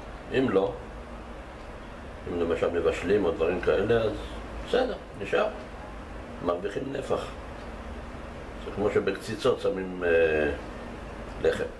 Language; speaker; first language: Hebrew; native; Hebrew